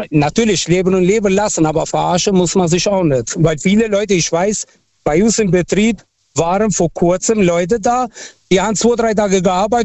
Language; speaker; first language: German; non-native, local second language; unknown